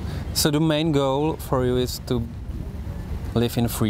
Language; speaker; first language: English; non-native, fluent; Czech